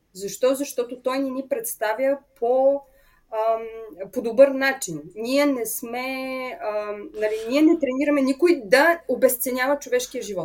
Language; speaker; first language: Bulgarian; native; Bulgarian